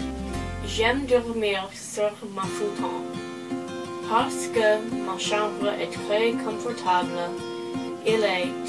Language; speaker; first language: French; non-native, learner; English